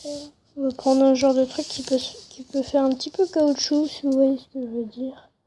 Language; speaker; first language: French; native; French